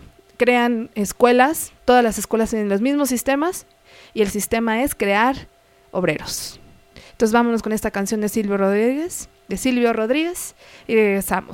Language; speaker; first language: Spanish; native; Spanish